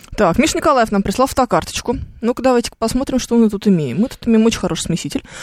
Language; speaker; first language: Russian; native; Russian